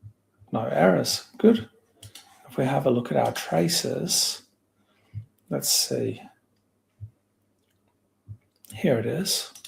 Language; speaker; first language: English; native; English